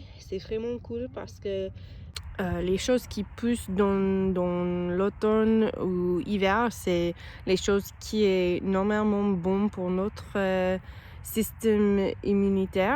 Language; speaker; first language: French; non-native, learner; English